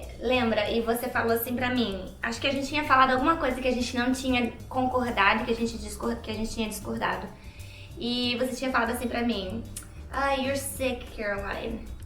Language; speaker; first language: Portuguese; native; Portuguese